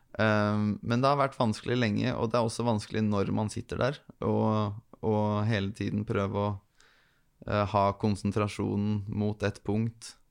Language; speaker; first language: Norwegian; native; Norwegian